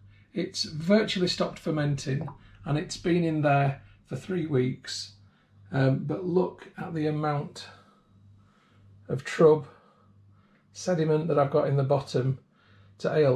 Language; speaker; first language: English; native; English